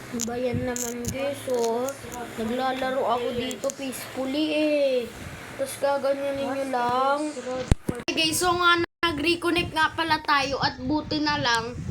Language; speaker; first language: Filipino; early bilingual, heritage; English